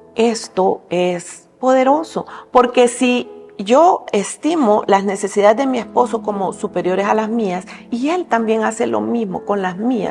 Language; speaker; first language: Spanish; native; Spanish